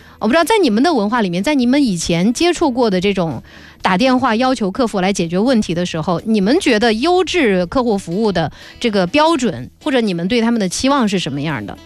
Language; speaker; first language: Chinese; native; Chinese